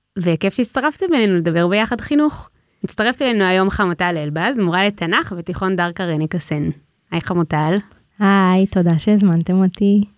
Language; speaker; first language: Hebrew; native; Hebrew